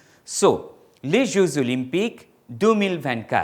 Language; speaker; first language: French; non-native, fluent; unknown